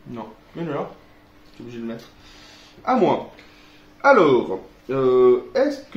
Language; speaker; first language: French; native; French